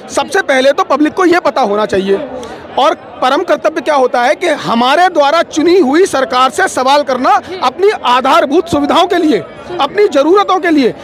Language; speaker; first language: Hindi; native; Hindi